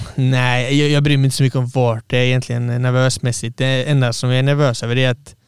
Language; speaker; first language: Swedish; native; Swedish